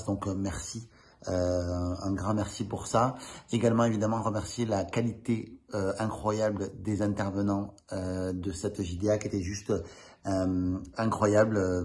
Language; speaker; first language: French; native; French